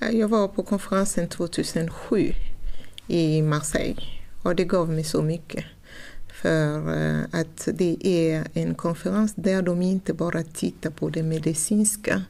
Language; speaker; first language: Swedish; non-native, fluent; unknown